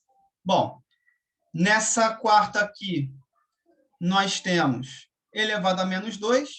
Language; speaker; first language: Portuguese; native; Portuguese